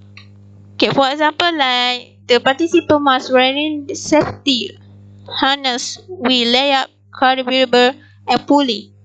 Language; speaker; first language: English; non-native, local second language; Malay